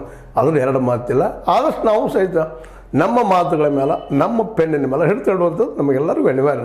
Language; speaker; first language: Kannada; native; Kannada